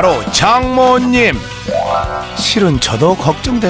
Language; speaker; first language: Korean; native; Korean